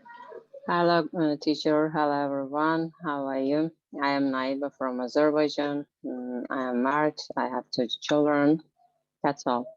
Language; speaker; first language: English; non-native, learner; Azerbaijani